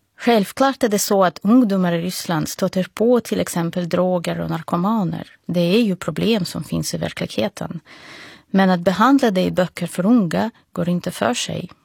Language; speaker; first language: Swedish; non-native, fluent; Russian